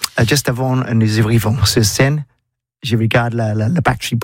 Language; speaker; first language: French; non-native, learner; English